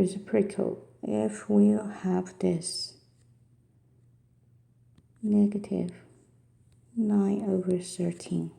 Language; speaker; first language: English; non-native, fluent; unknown